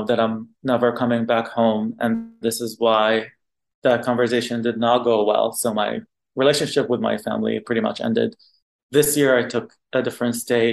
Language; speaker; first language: English; non-native, fluent; Arabic